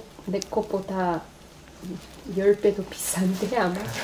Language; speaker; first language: Korean; non-native, fluent; Russian